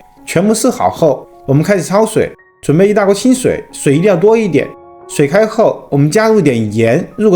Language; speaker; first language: Chinese; native; Chinese